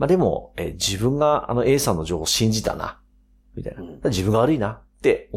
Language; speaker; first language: Japanese; native; Japanese